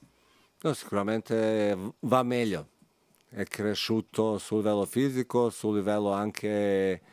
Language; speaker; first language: Italian; non-native, fluent; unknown